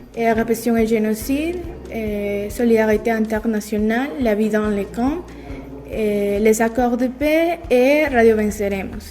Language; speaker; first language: French; non-native, learner; Spanish